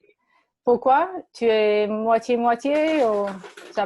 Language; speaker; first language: French; non-native, fluent; English